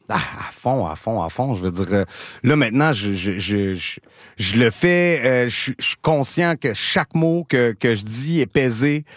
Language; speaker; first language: French; native; French